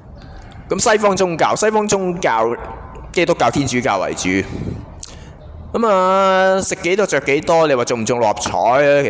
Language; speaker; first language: Cantonese; native; Cantonese